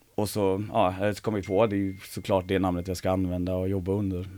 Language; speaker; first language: Swedish; native; Swedish